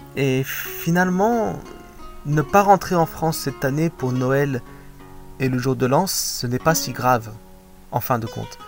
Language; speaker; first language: French; native; French